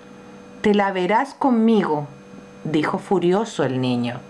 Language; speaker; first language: Spanish; native; Spanish